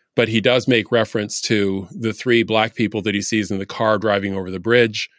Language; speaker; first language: English; native; English